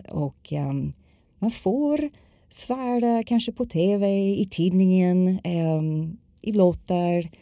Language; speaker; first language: Swedish; non-native, fluent; English